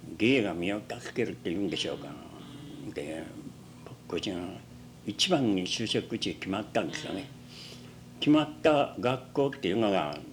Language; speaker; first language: Japanese; native; Japanese